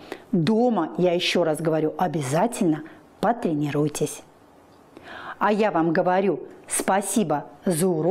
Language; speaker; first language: Russian; native; Russian